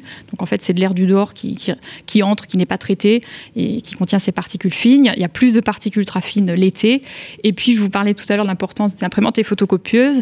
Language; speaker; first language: French; native; French